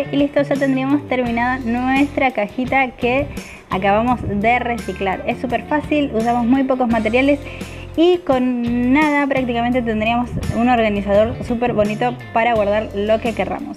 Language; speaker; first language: Spanish; native; Spanish